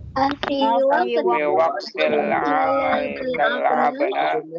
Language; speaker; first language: Arabic; non-native, learner; Indonesian